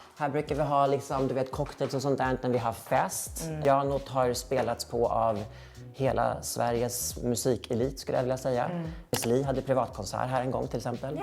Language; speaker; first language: Swedish; early bilingual, heritage; Swedish